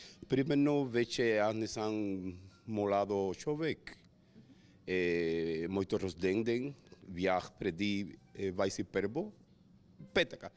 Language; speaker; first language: Bulgarian; non-native, learner; Spanish